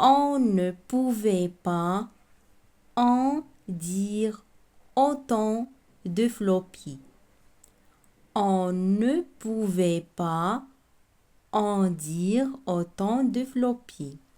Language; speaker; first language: French; non-native, local second language; Arabic